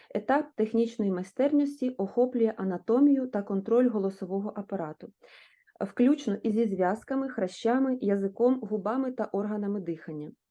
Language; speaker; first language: Ukrainian; native; Ukrainian